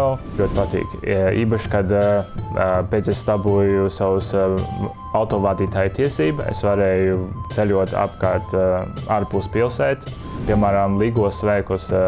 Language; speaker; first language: Latvian; early bilingual, other home language; Chinese